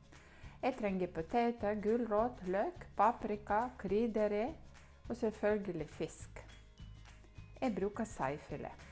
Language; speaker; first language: Norwegian; non-native, learner; Ukrainian